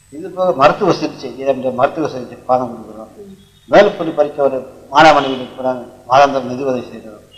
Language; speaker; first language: Tamil; early bilingual, heritage; Tamil